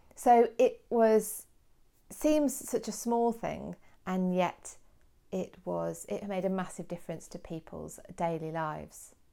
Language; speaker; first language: English; native; English